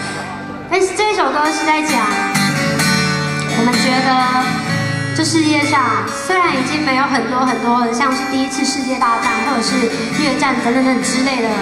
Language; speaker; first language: Chinese; native; Chinese